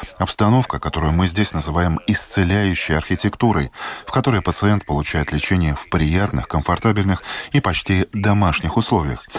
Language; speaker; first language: Russian; non-native, local second language; Latvian